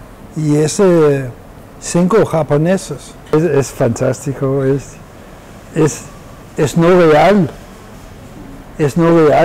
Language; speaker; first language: Spanish; non-native, fluent; Danish